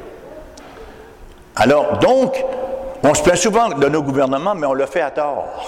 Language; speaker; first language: French; native; French